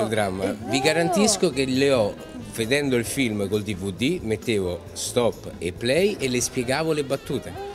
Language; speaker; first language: Italian; native; Italian